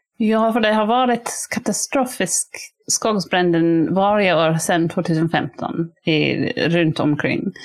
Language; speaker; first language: Swedish; non-native, fluent; English